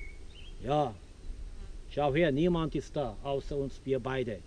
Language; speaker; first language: German; non-native, fluent; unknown